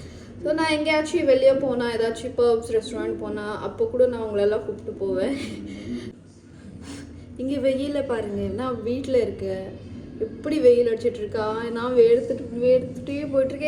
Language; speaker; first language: Tamil; early bilingual, heritage; Tamil